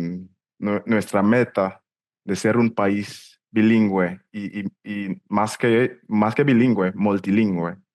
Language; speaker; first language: Spanish; non-native, fluent; English